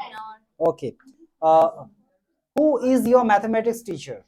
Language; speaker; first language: English; non-native, local second language; Bangla